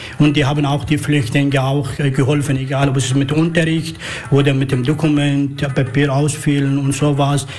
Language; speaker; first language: German; non-native, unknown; Arabic